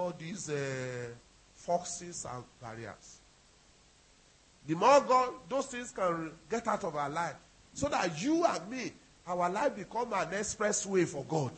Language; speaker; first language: English; non-native, local second language; Yoruba